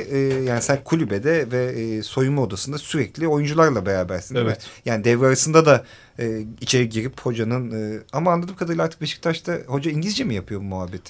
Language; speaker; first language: Turkish; native; Turkish